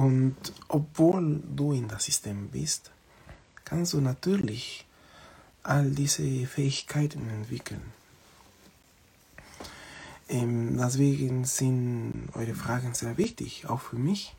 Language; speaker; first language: German; non-native, fluent; Spanish